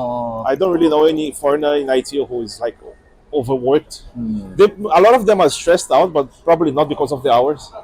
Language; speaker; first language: English; non-native, fluent; Portuguese